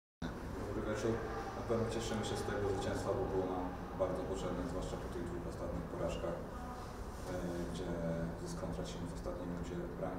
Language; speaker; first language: Polish; native; Polish